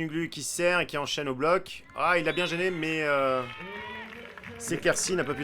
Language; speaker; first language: French; native; French